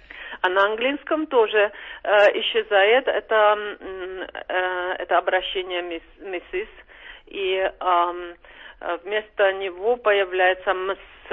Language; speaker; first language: Russian; non-native, fluent; Czech